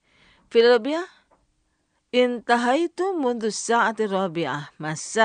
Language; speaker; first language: Arabic; non-native, fluent; Indonesian